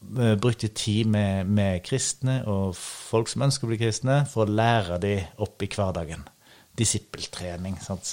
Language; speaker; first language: Norwegian; native; Norwegian